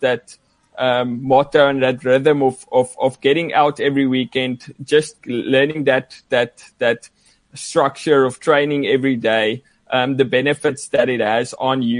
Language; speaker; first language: English; non-native, local second language; Afrikaans